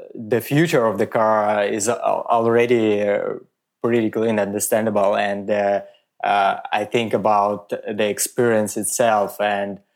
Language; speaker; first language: English; non-native, learner; Russian